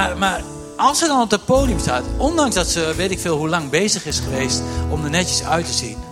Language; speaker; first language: Dutch; native; Dutch